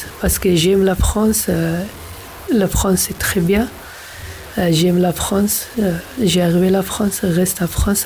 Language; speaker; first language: French; non-native, learner; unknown